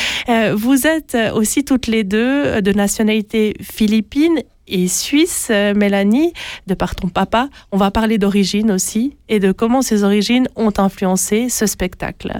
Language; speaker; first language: French; native; French